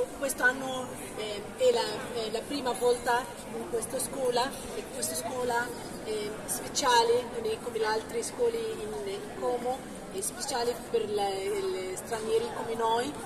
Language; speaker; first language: Italian; non-native, learner; Arabic